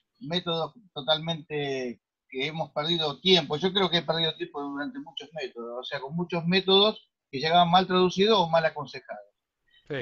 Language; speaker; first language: Spanish; native; Spanish